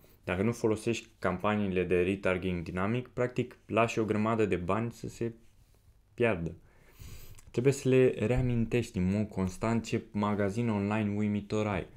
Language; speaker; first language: Romanian; native; Romanian